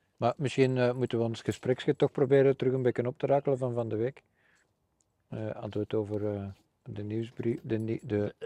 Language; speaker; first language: Dutch; native; Dutch